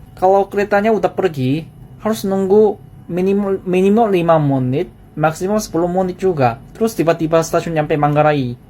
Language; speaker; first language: Indonesian; non-native, fluent; Korean